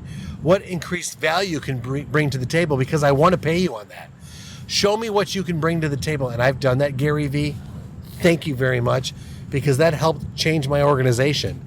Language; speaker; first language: English; native; English